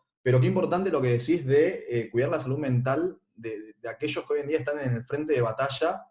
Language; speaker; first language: Spanish; native; Spanish